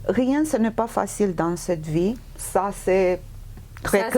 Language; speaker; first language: French; non-native, fluent; Romanian